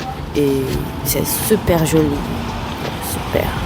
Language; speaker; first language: French; non-native, fluent; Portuguese